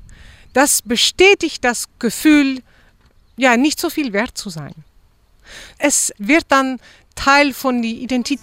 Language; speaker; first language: German; non-native, fluent; Dutch